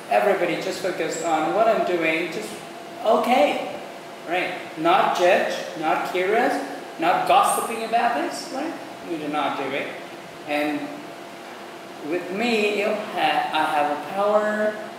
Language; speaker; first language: English; non-native, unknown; Vietnamese